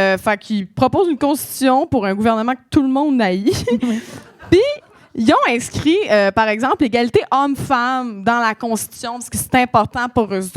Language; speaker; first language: French; native; French